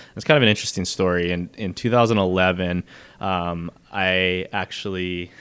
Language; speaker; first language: English; native; English